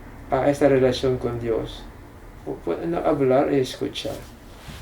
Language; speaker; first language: Spanish; non-native, fluent; English